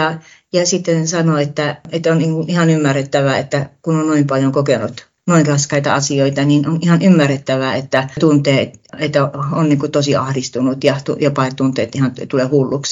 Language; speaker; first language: Finnish; native; Finnish